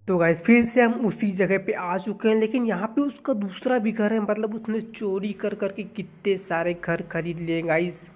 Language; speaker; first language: Hindi; native; Hindi